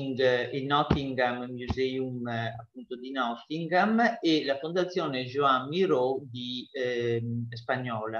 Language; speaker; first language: Italian; native; Italian